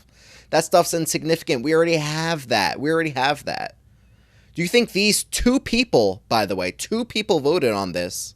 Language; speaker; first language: English; native; English